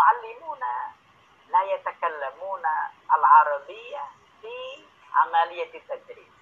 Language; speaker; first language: Arabic; non-native, fluent; Indonesian